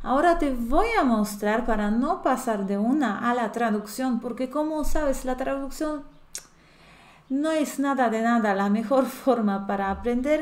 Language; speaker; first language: Spanish; non-native, fluent; Polish